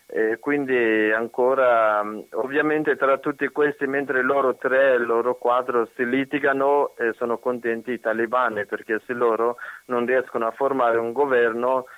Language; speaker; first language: Italian; non-native, fluent; Persian